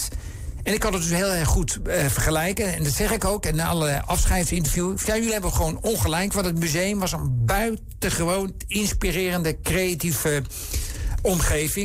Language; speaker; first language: Dutch; native; Dutch